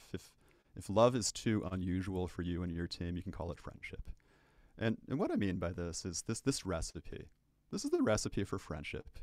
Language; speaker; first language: English; native; English